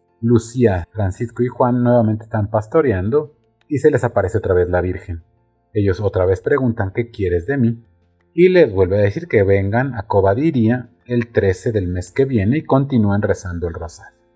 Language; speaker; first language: Spanish; native; Spanish